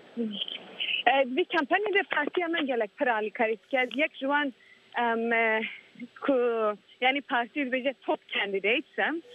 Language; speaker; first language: Kurdish; early bilingual, heritage; Kurdish